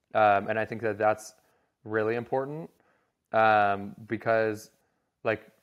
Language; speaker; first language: English; native; English